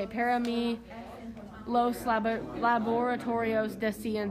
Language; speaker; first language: Spanish; non-native, learner; English